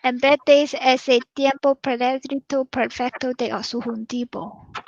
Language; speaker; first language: Spanish; non-native, learner; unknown